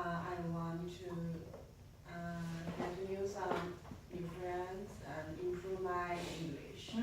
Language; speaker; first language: English; non-native, learner; Chinese